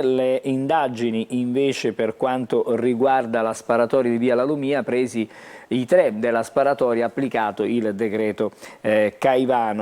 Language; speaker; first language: Italian; native; Italian